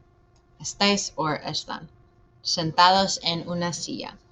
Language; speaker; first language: Spanish; non-native, fluent; English